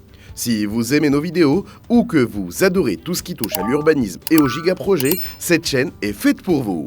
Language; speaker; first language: French; native; French